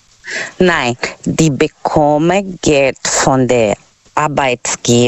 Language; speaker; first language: German; non-native, learner; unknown